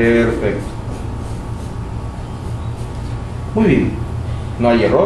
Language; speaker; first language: Spanish; native; Spanish